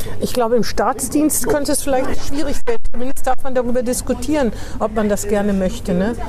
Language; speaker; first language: German; native; German